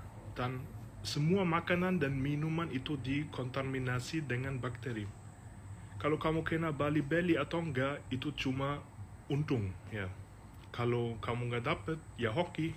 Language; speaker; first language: Indonesian; non-native, fluent; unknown